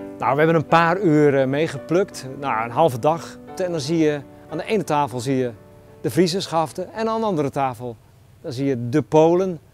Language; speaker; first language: Dutch; native; Dutch